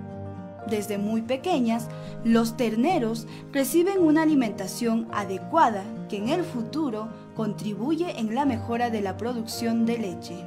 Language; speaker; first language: Spanish; native; Spanish